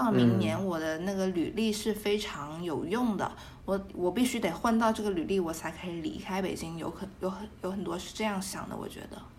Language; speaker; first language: Chinese; native; Chinese